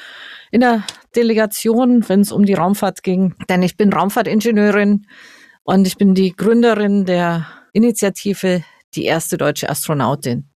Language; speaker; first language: German; native; German